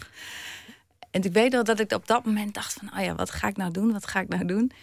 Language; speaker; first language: Dutch; early bilingual, other home language; German